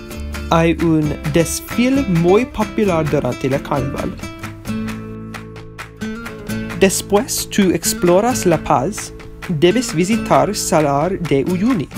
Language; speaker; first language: Spanish; non-native, learner; English